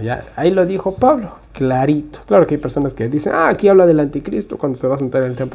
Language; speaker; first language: Spanish; native; Spanish